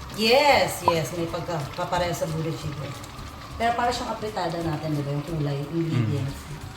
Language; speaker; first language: Filipino; non-native, local second language; Bikol